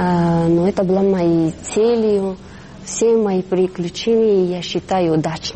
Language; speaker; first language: Russian; non-native, learner; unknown